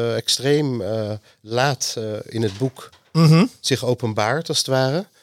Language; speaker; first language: Dutch; native; Dutch